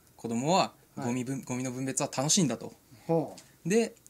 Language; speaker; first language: Japanese; native; Japanese